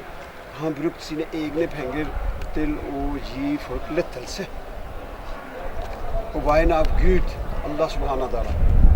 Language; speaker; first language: Norwegian; non-native, fluent; Urdu